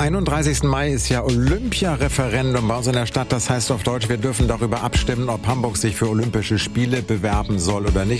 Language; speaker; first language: German; native; German